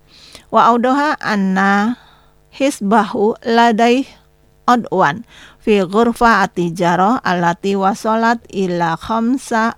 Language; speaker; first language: Arabic; non-native, fluent; Indonesian